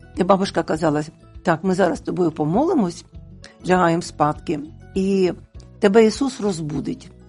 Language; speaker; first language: Ukrainian; non-native, local second language; Russian